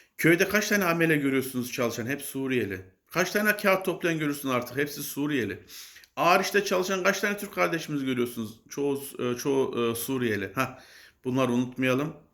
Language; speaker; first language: Turkish; native; Turkish